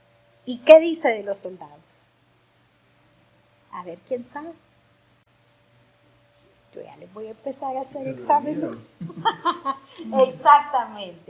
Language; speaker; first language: Spanish; native; Spanish